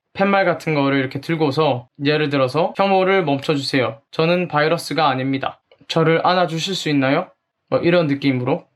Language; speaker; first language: Korean; native; Korean